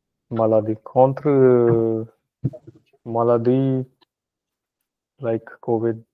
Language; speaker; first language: French; non-native, learner; Punjabi